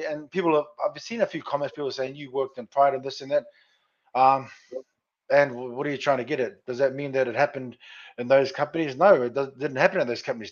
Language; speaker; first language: English; native; English